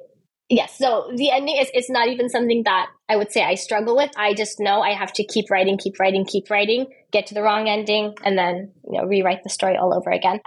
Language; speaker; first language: English; native; English